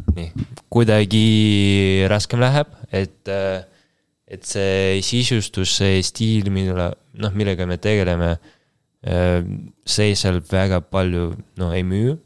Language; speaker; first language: Estonian; non-native, local second language; Russian